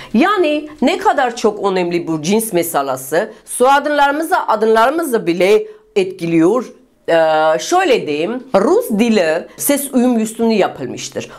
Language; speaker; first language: Turkish; non-native, fluent; Russian